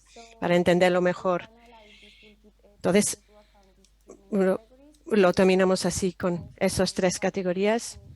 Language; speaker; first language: Spanish; non-native, fluent; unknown